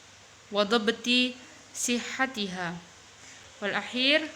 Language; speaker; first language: Arabic; non-native, learner; Indonesian